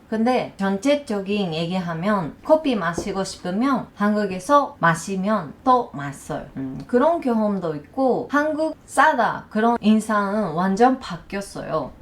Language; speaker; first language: Korean; non-native, learner; Japanese